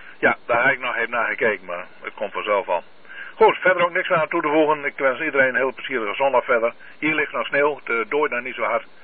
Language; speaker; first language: Dutch; native; Dutch